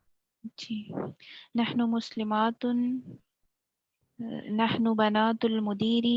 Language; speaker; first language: Arabic; non-native, learner; Urdu